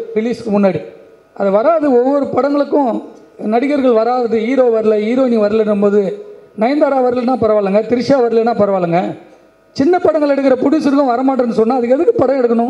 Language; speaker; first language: Tamil; native; Tamil